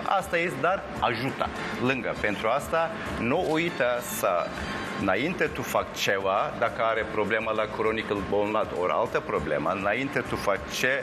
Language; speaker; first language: Romanian; non-native, learner; Turkish